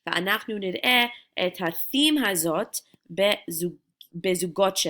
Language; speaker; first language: Hebrew; non-native, fluent; English